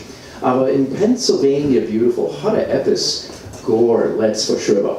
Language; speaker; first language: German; non-native, learner; English